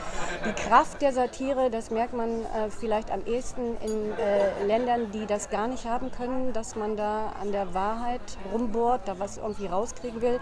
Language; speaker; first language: German; native; German